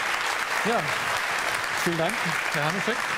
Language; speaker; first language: German; native; German